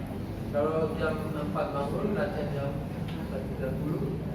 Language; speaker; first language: Indonesian; non-native, learner; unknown